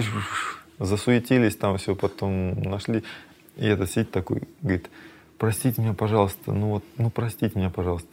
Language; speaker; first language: Russian; native; Russian